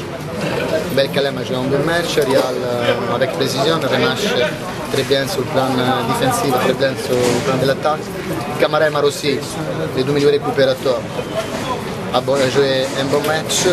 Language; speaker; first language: French; non-native, learner; Italian